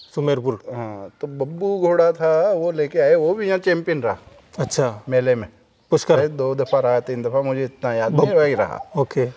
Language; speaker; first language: Hindi; native; Hindi